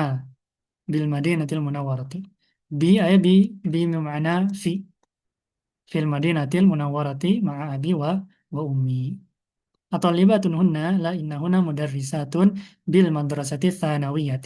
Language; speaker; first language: Arabic; non-native, fluent; Indonesian